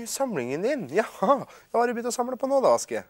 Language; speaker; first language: Norwegian; native; Norwegian